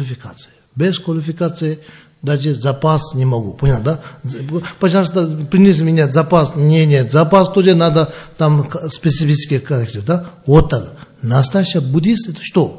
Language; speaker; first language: Russian; non-native, learner; Tibetan